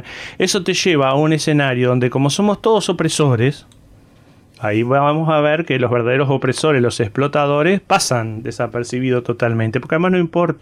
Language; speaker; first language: Spanish; native; Spanish